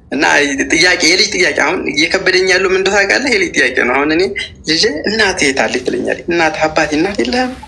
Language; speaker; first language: Amharic; native; Amharic